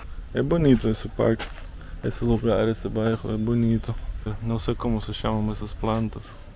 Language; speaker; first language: Portuguese; non-native, learner; Russian